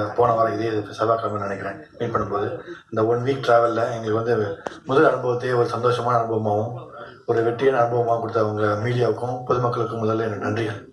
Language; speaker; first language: Tamil; native; Tamil